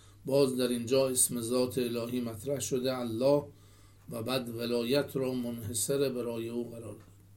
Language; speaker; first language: Persian; native; Persian